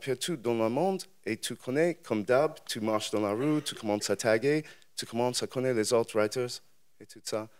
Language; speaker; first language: French; non-native, learner; English